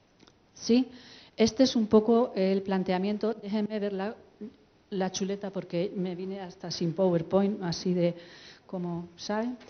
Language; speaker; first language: Spanish; native; Spanish